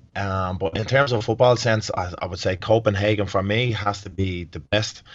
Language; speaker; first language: English; native; English